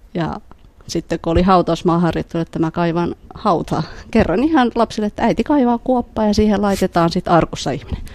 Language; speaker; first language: Finnish; early bilingual, other home language; Khmer